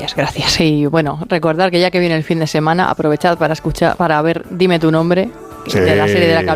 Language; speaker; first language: Spanish; native; Spanish